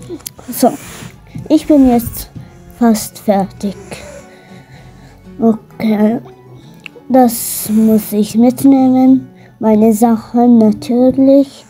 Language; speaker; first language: German; non-native, learner; Arabic